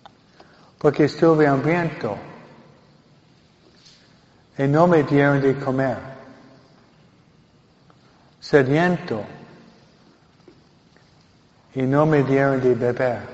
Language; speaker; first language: Spanish; non-native, fluent; English